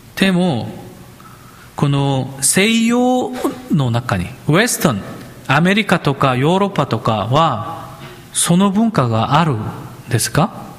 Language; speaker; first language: Japanese; non-native, fluent; Korean